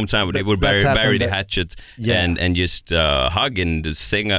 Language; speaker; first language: English; non-native, fluent; Swedish